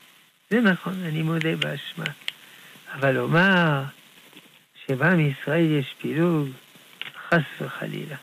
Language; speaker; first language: Hebrew; non-native, fluent; French